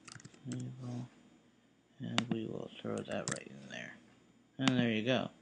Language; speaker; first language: English; native; English